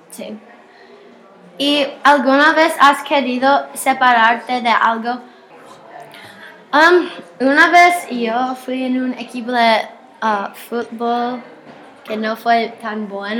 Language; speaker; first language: Spanish; non-native, learner; English